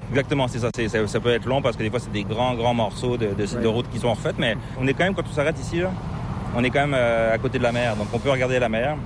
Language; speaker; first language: French; native; French